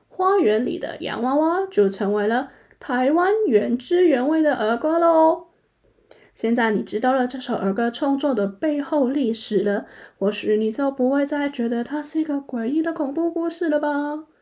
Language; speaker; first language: Chinese; non-native, local second language; Cantonese